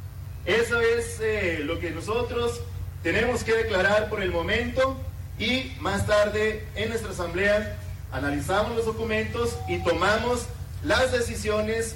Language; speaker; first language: Spanish; native; Spanish